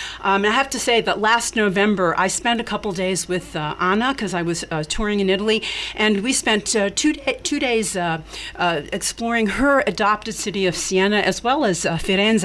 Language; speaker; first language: English; native; English